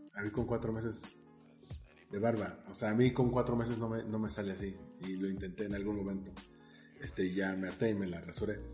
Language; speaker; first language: Spanish; native; Spanish